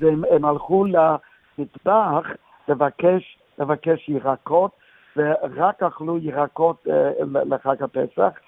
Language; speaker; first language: Hebrew; non-native, fluent; English